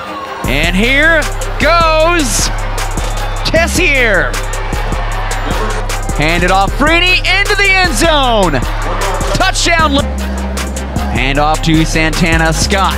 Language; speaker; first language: English; native; English